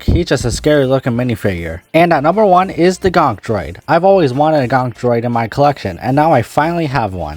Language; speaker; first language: English; native; English